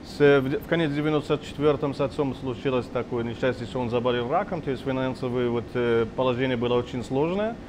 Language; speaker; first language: Russian; non-native, fluent; Arabic